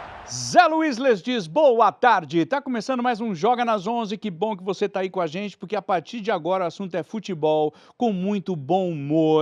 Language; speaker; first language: Portuguese; native; Portuguese